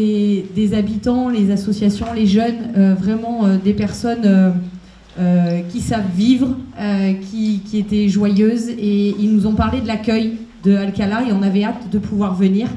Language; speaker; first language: French; native; French